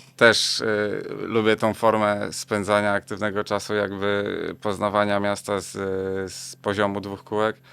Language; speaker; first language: Polish; native; Polish